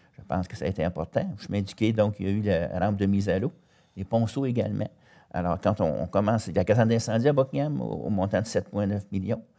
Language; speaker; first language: French; native; French